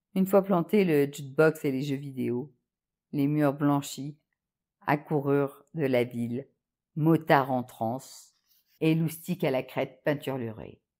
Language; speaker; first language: French; native; French